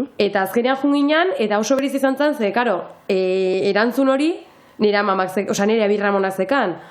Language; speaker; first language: Basque; non-native, local second language; Spanish